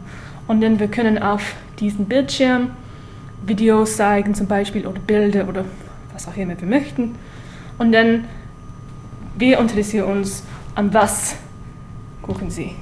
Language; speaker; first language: German; non-native, learner; English